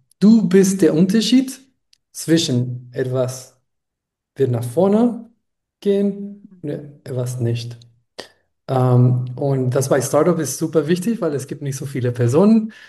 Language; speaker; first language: German; non-native, fluent; Spanish